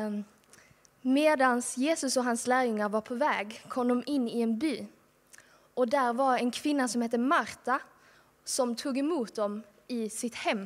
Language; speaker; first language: English; non-native, fluent; Swedish